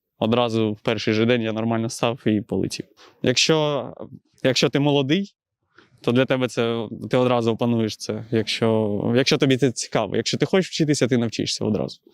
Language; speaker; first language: Ukrainian; native; Ukrainian